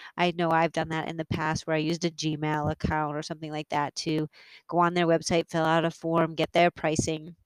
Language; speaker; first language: English; native; English